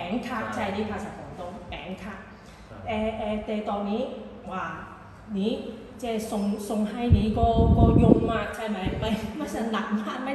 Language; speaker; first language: Thai; non-native, learner; Cantonese